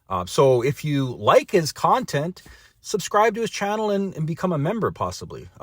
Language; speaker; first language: English; native; English